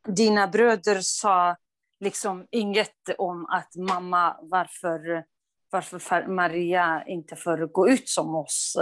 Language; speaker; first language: Swedish; non-native, fluent; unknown